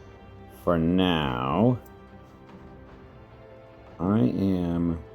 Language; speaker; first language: English; native; English